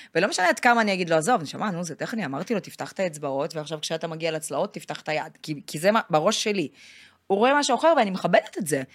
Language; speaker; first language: Hebrew; non-native, fluent; Russian